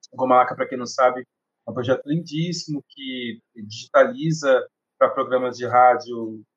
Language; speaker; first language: Portuguese; native; Portuguese